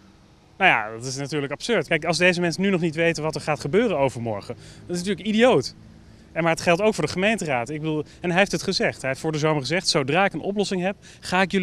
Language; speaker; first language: Dutch; native; Dutch